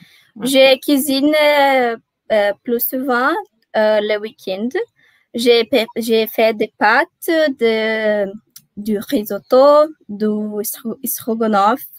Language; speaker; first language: French; non-native, learner; Portuguese